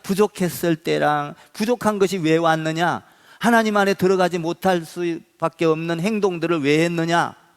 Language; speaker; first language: Korean; native; Korean